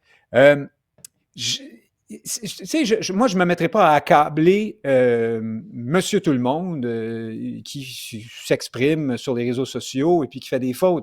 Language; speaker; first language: French; native; French